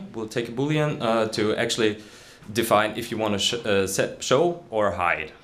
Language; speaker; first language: English; non-native, fluent; German